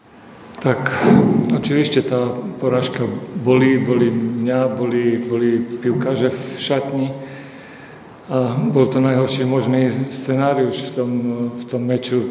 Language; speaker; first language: Polish; non-native, learner; Slovak